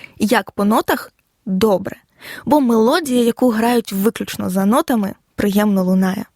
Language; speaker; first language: Ukrainian; native; Ukrainian